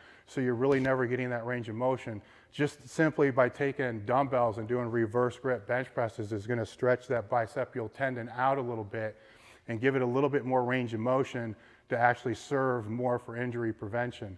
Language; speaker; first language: English; native; English